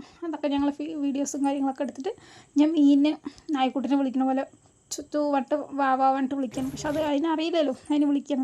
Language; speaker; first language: Malayalam; native; Malayalam